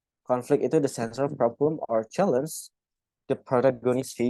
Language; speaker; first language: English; non-native, fluent; Indonesian